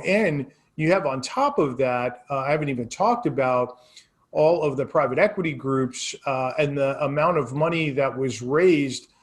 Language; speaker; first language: English; native; English